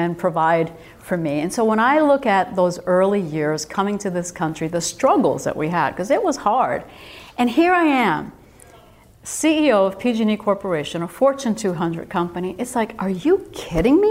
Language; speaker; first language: English; early bilingual, other home language; Spanish